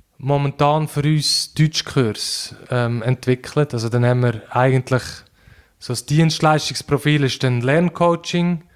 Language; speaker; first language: German; native; German